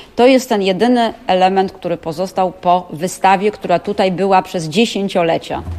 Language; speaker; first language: Polish; native; Polish